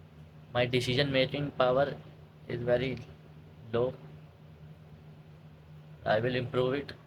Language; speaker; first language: English; non-native, learner; Hindi